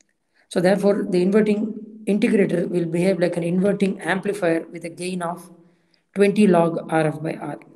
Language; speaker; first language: English; non-native, local second language; Tamil